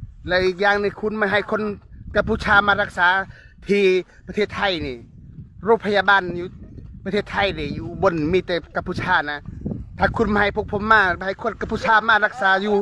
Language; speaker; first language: Thai; non-native, learner; Khmer